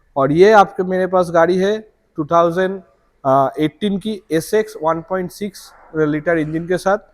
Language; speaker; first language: Hindi; non-native, local second language; Bangla